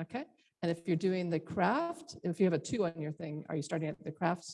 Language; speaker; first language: English; native; English